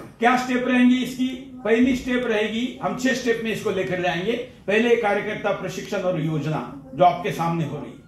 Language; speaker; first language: Hindi; non-native, local second language; Marathi